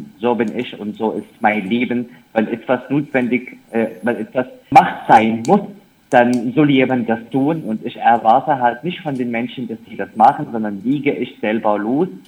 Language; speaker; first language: German; non-native, fluent; Arabic